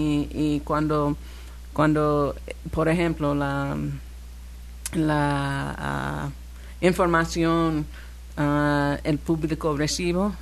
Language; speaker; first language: Spanish; non-native, learner; English